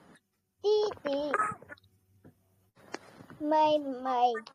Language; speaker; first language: Chinese; non-native, learner; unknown